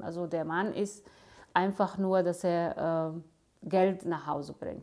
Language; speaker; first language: German; non-native, fluent; Somali